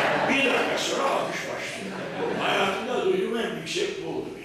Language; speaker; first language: Turkish; native; Turkish